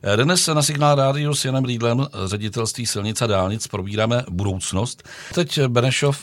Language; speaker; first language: Czech; native; Czech